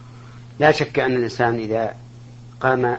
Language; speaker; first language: Arabic; native; Arabic